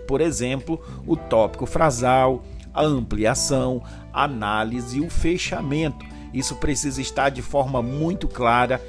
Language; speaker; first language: Portuguese; native; Portuguese